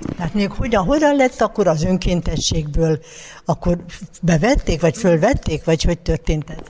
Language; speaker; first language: Hungarian; native; Hungarian